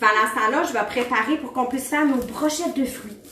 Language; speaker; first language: French; native; French